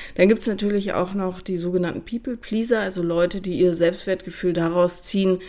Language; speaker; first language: German; native; German